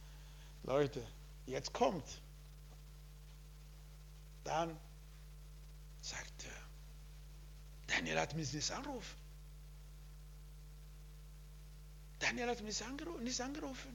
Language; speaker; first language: German; non-native, learner; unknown